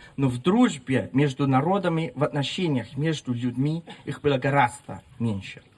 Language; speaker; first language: Russian; non-native, fluent; Italian